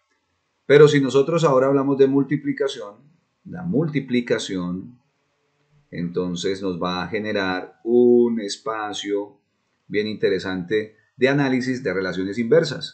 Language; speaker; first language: Spanish; native; Spanish